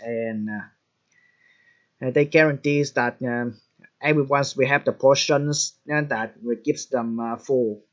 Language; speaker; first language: English; non-native, fluent; Vietnamese